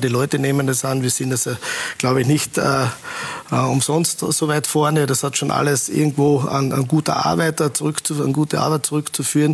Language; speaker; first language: German; native; German